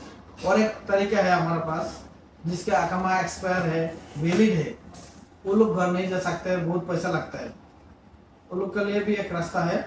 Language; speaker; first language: Hindi; non-native, fluent; Bangla